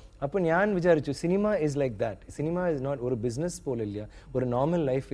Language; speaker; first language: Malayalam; non-native, learner; Tamil